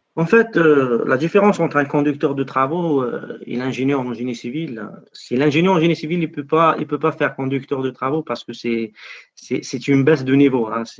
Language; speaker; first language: French; non-native, local second language; Arabic